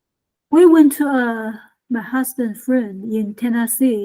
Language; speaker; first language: English; non-native, learner; Chinese